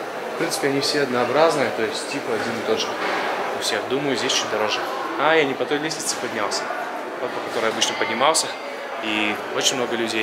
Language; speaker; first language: Russian; native; Russian